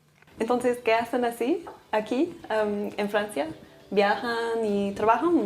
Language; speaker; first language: Spanish; non-native, learner; English